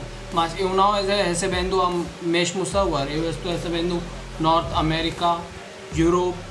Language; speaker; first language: Portuguese; non-native, learner; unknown